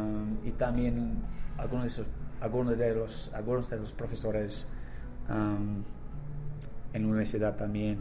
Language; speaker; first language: Spanish; non-native, learner; English